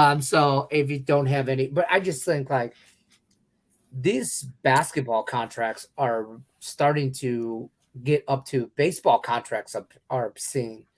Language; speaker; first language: English; native; English